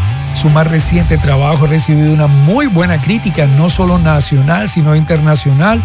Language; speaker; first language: Spanish; native; Spanish